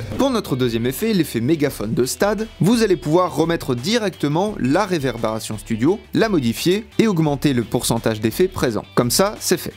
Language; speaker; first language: French; native; French